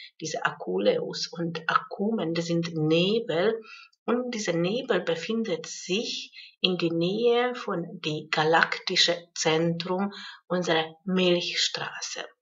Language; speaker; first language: German; non-native, fluent; Hungarian